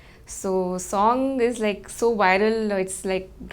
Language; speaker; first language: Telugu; non-native, learner; Hindi